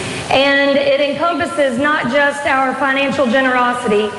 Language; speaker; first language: English; native; English